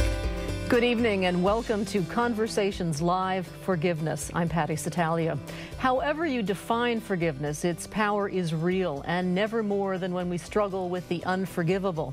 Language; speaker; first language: English; native; English